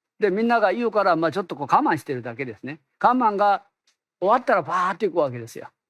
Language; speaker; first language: Japanese; non-native, fluent; Korean